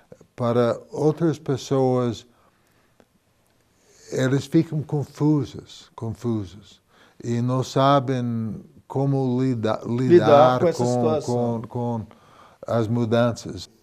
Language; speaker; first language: Portuguese; non-native, fluent; English